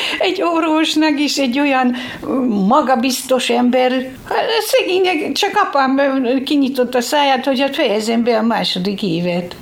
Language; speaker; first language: Hungarian; non-native, local second language; Slovak